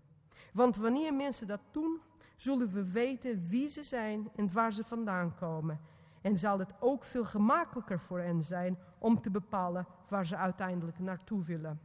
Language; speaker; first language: Dutch; non-native, fluent; Portuguese